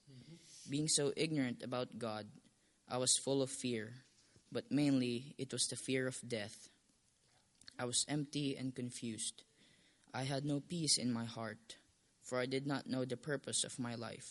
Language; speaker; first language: English; non-native, local second language; Filipino